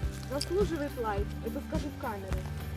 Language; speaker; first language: Russian; native; Russian